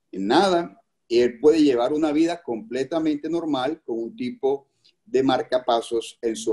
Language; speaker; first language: Spanish; native; Spanish